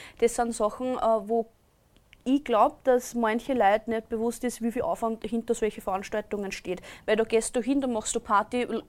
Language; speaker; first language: German; native; German